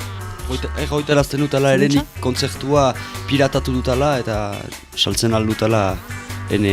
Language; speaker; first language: Basque; native; Basque